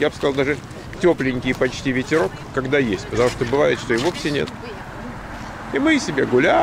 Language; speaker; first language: Russian; native; Russian